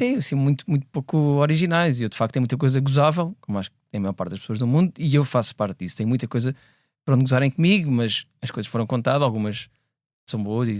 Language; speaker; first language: Portuguese; native; Portuguese